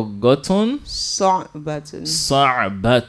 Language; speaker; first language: Arabic; non-native, learner; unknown